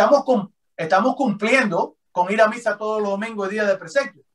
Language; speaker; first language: Spanish; native; Spanish